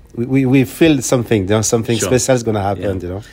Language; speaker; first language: English; non-native, fluent; French